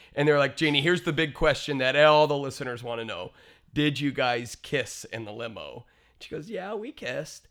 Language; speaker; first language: English; native; English